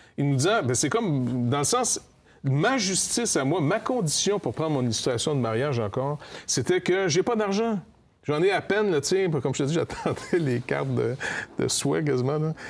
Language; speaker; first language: French; native; French